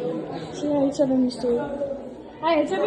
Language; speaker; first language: Romanian; early bilingual, heritage; Romanian